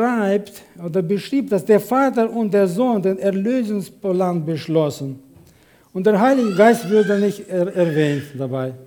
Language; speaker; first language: German; non-native, fluent; Russian